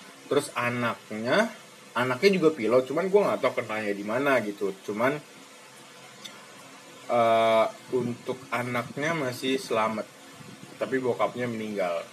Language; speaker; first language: Indonesian; native; Indonesian